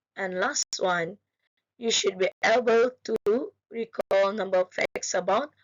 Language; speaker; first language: English; non-native, local second language; Malay